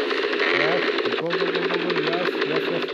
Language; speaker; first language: English; non-native, learner; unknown